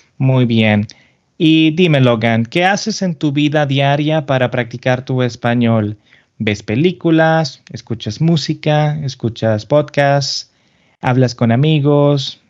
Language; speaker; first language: Spanish; native; Spanish